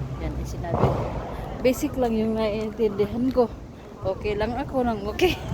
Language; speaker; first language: Filipino; non-native, local second language; Cebuano